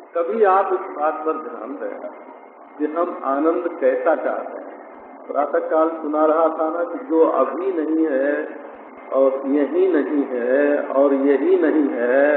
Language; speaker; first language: Hindi; native; Hindi